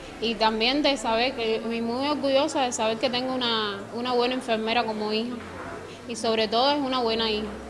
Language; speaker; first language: Spanish; native; Spanish